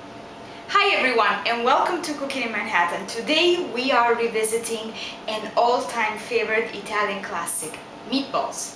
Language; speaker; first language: English; non-native, fluent; Italian